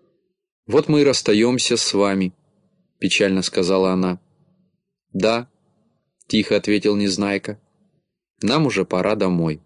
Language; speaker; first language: Russian; native; Russian